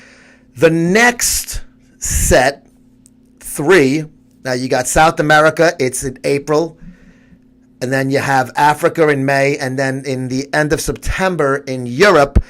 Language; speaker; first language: English; native; English